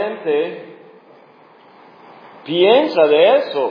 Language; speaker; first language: Spanish; non-native, fluent; English